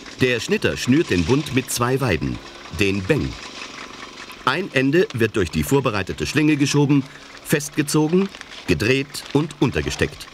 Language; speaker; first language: German; native; German